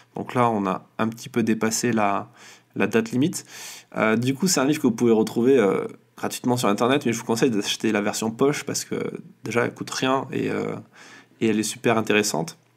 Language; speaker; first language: French; native; French